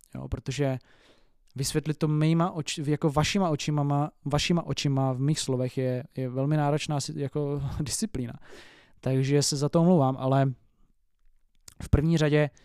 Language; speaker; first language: Czech; native; Czech